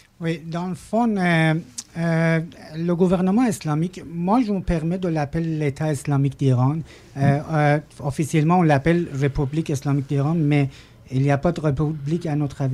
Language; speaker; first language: French; non-native, fluent; Persian